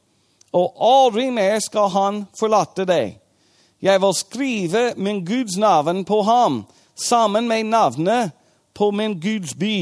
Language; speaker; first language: Norwegian; non-native, fluent; English